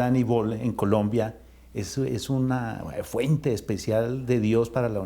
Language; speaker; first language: Spanish; native; Spanish